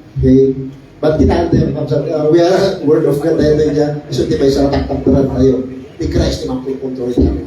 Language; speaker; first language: Filipino; non-native, local second language; Iloko